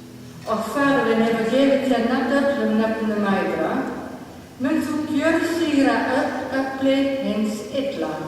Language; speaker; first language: Icelandic; non-native, learner; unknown